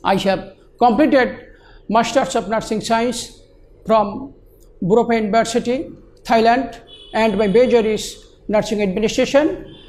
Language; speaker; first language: English; non-native, local second language; Bangla